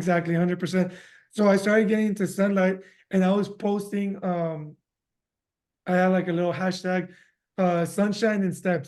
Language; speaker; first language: English; early bilingual, other home language; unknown